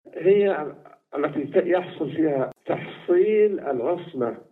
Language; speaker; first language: Arabic; native; Arabic